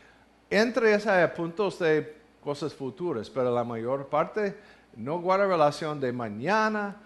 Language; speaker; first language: Spanish; non-native, learner; English